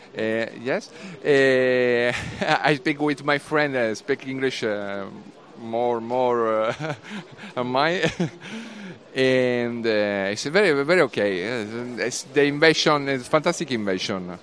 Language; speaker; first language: English; non-native, learner; Italian